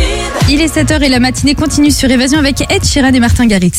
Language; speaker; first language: French; native; French